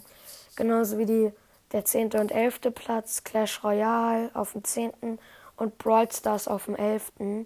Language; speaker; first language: German; native; German